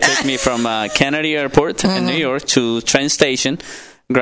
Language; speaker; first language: English; non-native, fluent; Spanish